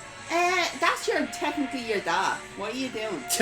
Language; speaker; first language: English; native; English